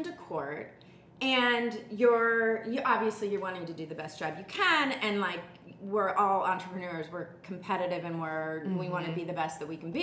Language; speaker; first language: English; native; English